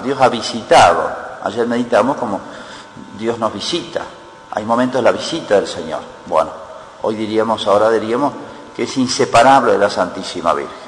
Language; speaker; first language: Spanish; native; Spanish